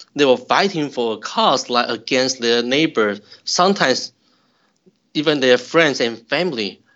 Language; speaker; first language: English; non-native, fluent; Chinese